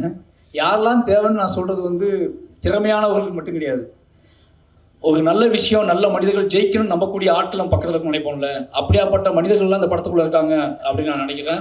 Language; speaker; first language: Tamil; native; Tamil